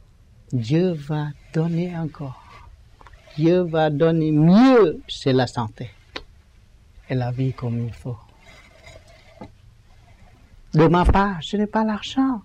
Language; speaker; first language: French; non-native, learner; Vietnamese